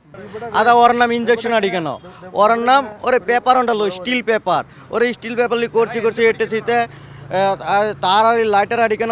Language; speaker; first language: Malayalam; non-native, learner; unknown